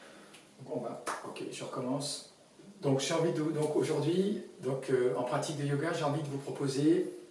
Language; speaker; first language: French; native; French